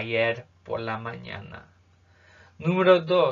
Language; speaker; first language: Spanish; non-native, fluent; English